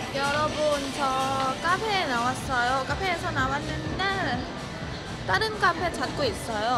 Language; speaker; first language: Korean; non-native, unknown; Thai